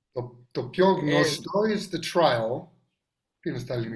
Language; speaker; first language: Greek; non-native, learner; English